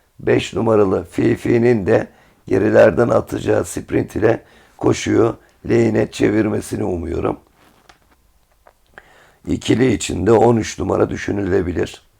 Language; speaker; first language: Turkish; native; Turkish